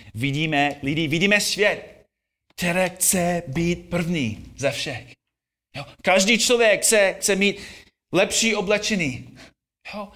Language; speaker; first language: Czech; non-native, fluent; English